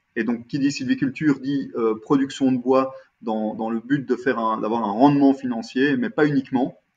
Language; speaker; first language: French; native; French